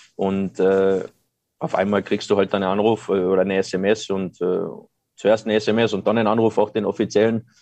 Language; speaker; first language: German; native; German